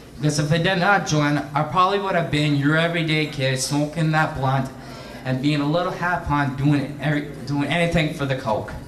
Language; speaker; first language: English; native; English